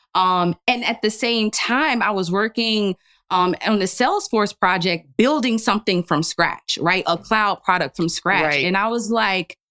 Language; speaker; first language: English; early bilingual, other home language; Yoruba